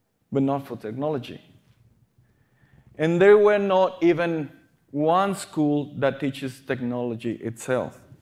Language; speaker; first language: English; non-native, fluent; Spanish